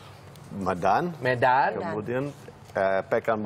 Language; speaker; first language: Indonesian; non-native, learner; English